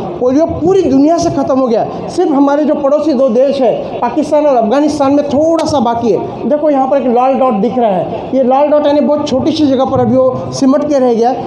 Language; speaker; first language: Hindi; non-native, local second language; Marathi